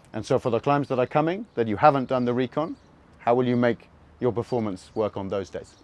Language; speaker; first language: English; native; English